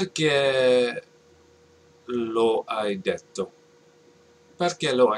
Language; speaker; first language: Italian; non-native, learner; English